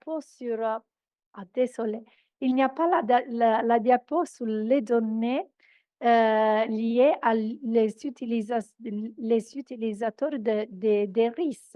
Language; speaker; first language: French; non-native, fluent; Italian